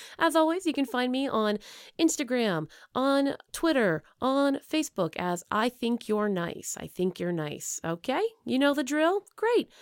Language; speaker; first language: English; native; English